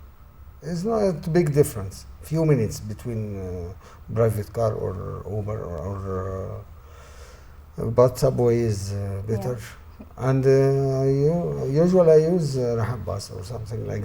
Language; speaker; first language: English; non-native, learner; Arabic